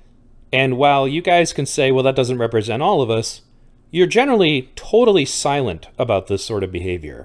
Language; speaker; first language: English; native; English